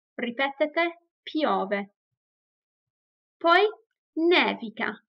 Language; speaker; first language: Italian; non-native, fluent; English